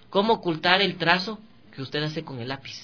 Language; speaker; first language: Spanish; native; Spanish